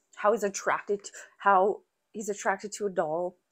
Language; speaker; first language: English; native; English